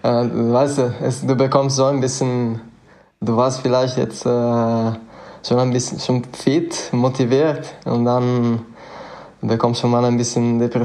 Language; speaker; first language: German; non-native, fluent; Italian